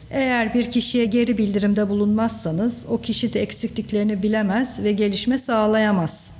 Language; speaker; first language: Turkish; native; Turkish